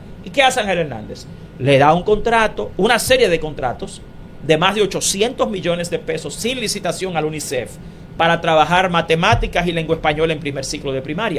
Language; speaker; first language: Spanish; native; Spanish